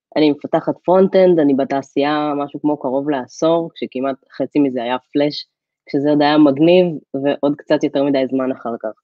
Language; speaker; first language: Hebrew; native; Hebrew